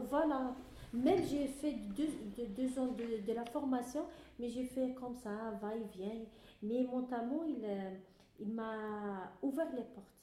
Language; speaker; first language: French; non-native, learner; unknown